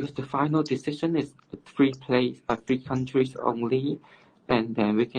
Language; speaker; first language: English; non-native, learner; Cantonese